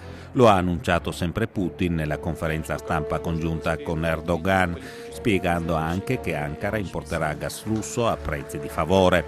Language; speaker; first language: Italian; native; Italian